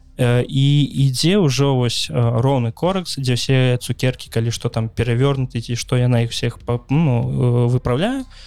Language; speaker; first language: Belarusian; native; Belarusian